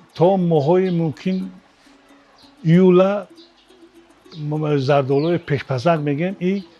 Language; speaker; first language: Tajik; native; Tajik